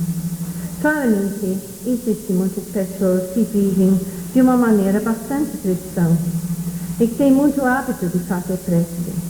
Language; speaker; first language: Portuguese; non-native, fluent; English